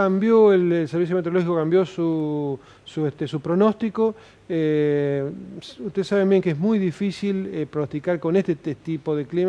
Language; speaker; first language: Spanish; native; Spanish